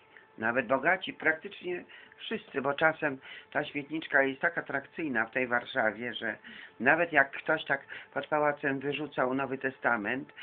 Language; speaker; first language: Polish; native; Polish